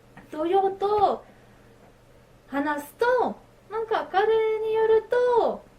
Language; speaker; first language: Japanese; non-native, learner; French